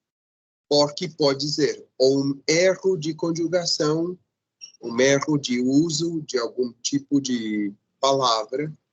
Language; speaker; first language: Portuguese; non-native, fluent; Spanish